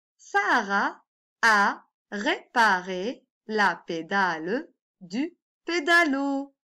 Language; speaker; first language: French; non-native, local second language; Arabic